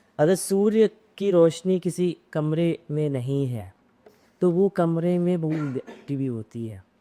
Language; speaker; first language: Hindi; native; Hindi